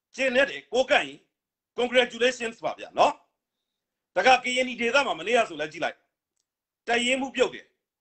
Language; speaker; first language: Burmese; native; Burmese